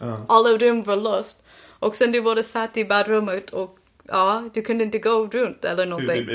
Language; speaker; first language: Swedish; non-native, learner; English